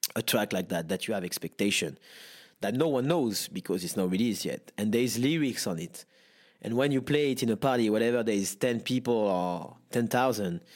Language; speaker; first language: English; non-native, fluent; French